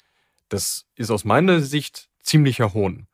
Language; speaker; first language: German; native; German